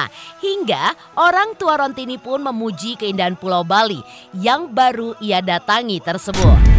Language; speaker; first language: Indonesian; native; Indonesian